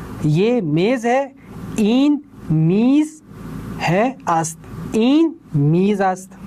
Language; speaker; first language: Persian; non-native, fluent; Urdu